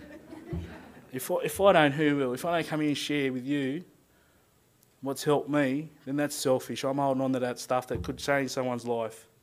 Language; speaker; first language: English; native; English